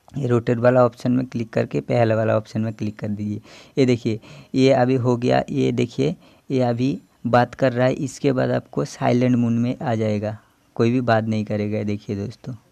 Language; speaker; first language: Hindi; non-native, local second language; Bangla